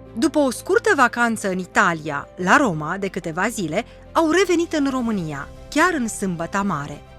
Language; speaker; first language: Romanian; native; Romanian